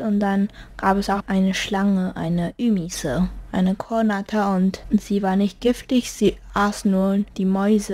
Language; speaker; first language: German; early bilingual, heritage; German